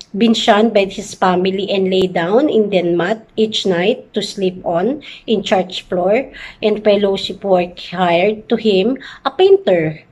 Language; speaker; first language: English; non-native, local second language; Filipino